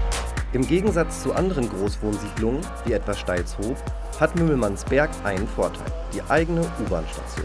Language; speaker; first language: German; native; German